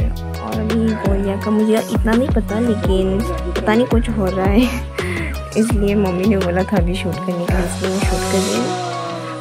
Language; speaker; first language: Hindi; non-native, local second language; Kok Borok